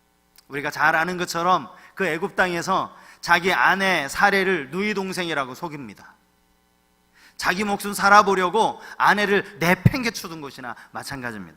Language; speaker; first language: Korean; native; Korean